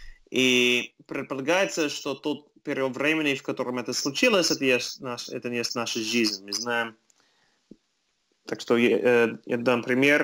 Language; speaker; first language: Russian; non-native, fluent; English